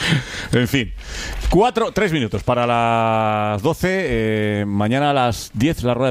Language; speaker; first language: Spanish; native; Spanish